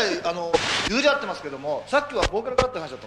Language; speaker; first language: Japanese; native; Japanese